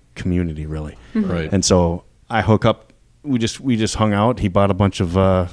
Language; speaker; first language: English; native; English